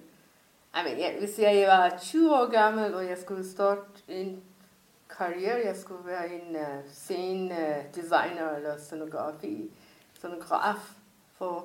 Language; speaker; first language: Danish; non-native, fluent; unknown